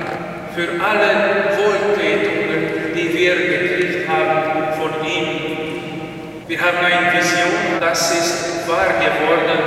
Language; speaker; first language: German; non-native, learner; Hungarian